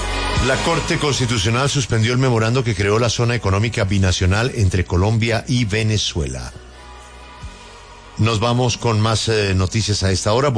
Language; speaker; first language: Spanish; native; Spanish